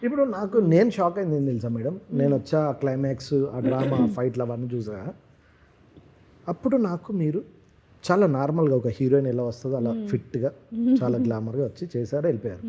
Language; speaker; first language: Telugu; native; Telugu